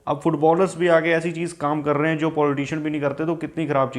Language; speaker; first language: Hindi; native; Hindi